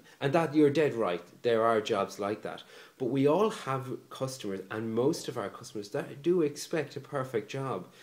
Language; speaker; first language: English; native; English